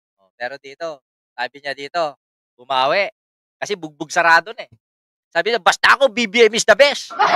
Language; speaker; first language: Filipino; native; Filipino